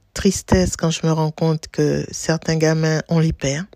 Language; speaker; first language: French; native; French